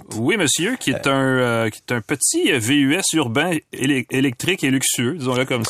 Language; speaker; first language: French; native; French